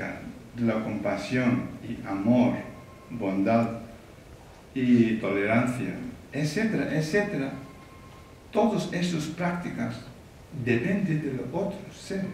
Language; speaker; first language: Spanish; non-native, learner; Tibetan